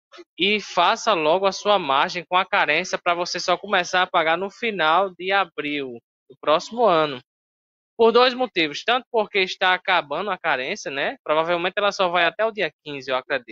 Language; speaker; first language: Portuguese; native; Portuguese